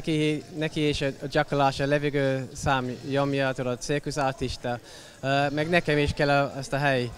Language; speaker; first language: Hungarian; non-native, learner; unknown